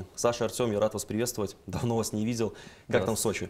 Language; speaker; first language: Russian; native; Russian